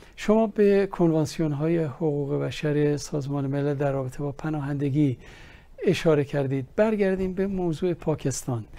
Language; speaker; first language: Persian; native; Persian